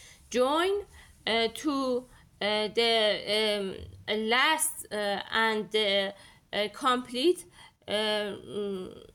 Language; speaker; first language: English; non-native, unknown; Persian